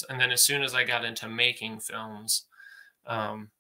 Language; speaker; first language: English; native; English